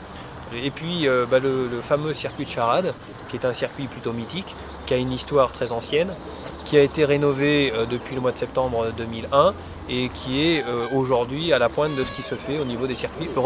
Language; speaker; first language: French; native; French